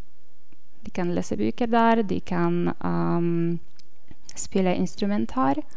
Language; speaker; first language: Norwegian; non-native, learner; Polish